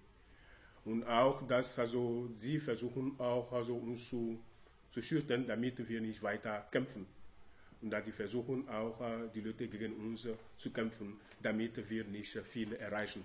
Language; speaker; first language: German; non-native, learner; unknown